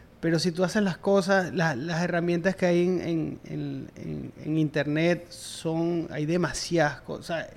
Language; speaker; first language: Spanish; native; Spanish